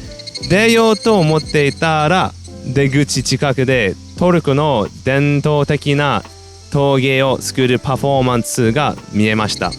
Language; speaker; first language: Japanese; non-native, fluent; English